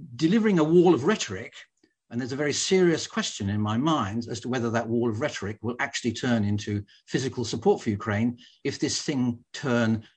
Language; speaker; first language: English; native; English